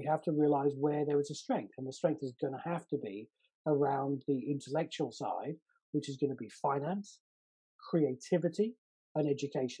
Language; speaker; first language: English; native; English